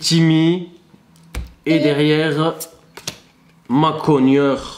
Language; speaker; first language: French; native; French